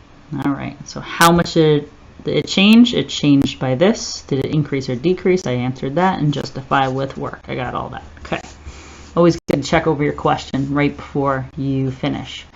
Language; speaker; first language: English; native; English